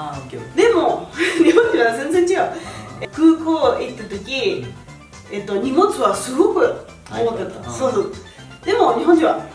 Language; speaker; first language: Japanese; non-native, learner; Spanish